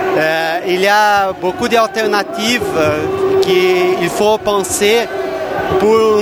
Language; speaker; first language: French; non-native, fluent; Portuguese